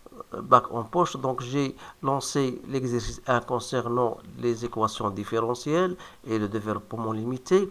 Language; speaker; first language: French; non-native, local second language; Arabic